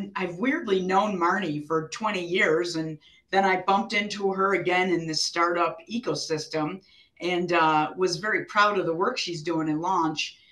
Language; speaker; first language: English; native; English